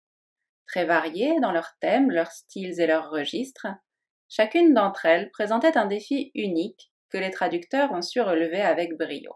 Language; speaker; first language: French; native; French